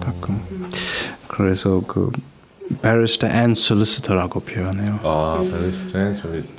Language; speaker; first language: Korean; non-native, fluent; English